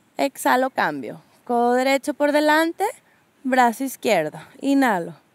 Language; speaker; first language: Spanish; native; Spanish